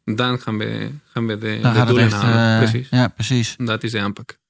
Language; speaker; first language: Dutch; non-native, fluent; Spanish